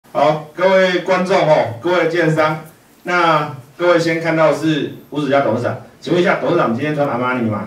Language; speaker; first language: Chinese; native; Chinese